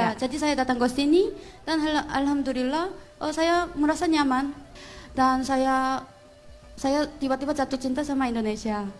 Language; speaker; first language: Indonesian; non-native, fluent; Korean